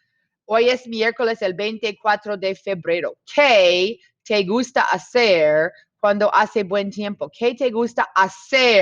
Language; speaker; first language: Spanish; non-native, fluent; English